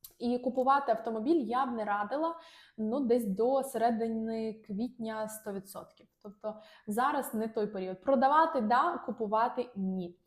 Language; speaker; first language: Ukrainian; non-native, local second language; Russian